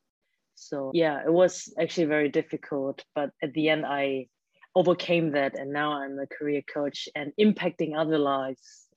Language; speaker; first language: English; non-native, fluent; German